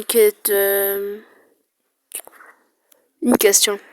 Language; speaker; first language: French; native; French